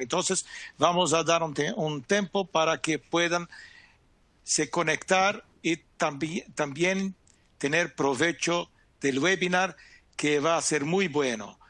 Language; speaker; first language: Spanish; non-native, fluent; Portuguese